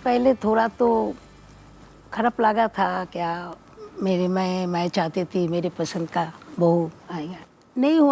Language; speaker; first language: Hindi; non-native, local second language; Bangla